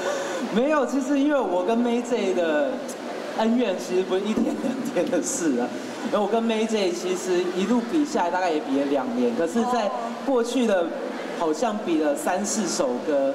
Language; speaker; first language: Chinese; native; Chinese